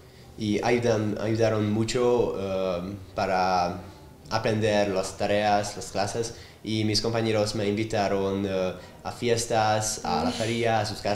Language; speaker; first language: Spanish; non-native, learner; Hungarian